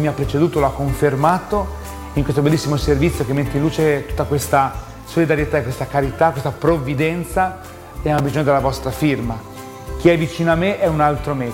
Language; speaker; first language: Italian; native; Italian